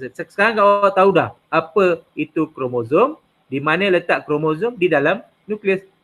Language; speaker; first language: Malay; non-native, local second language; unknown